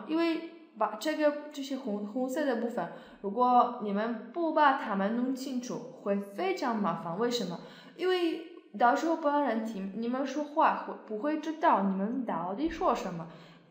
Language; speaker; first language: Chinese; non-native, fluent; Polish